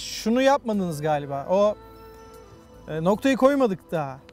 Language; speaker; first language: Turkish; native; Turkish